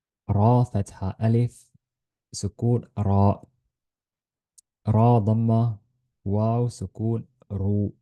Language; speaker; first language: Arabic; non-native, fluent; Estonian